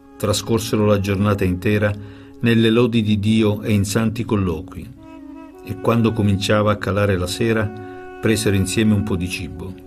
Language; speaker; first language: Italian; native; Italian